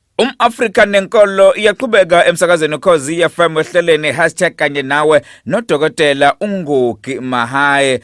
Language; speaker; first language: Zulu; native; Zulu